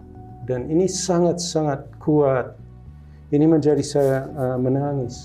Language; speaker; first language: Indonesian; non-native, local second language; English